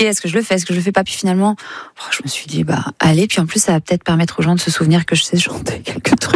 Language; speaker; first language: French; native; French